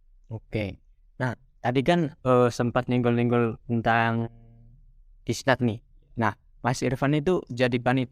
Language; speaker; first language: Indonesian; native; Indonesian